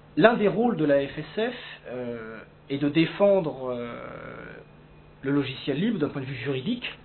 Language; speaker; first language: French; native; French